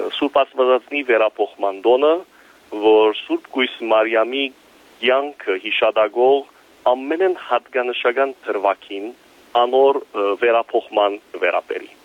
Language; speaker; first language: Armenian; early bilingual, heritage; Armenian